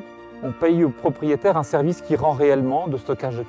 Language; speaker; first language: French; native; French